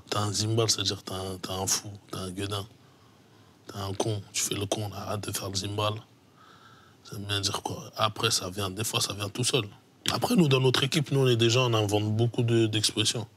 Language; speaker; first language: French; native; French